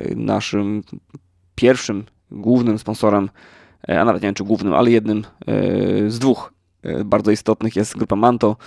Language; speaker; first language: Polish; native; Polish